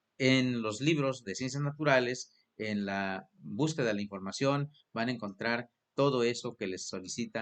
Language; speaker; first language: Spanish; native; Spanish